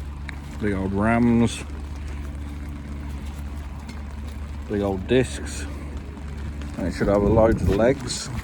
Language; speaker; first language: English; native; English